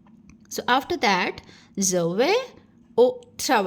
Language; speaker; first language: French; non-native, fluent; Hindi